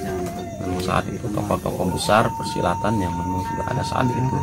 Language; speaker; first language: Indonesian; native; Indonesian